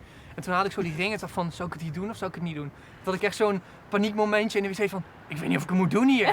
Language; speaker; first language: Dutch; native; Dutch